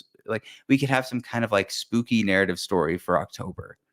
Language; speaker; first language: English; native; English